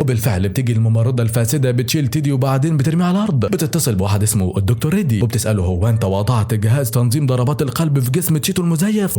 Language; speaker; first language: Arabic; native; Arabic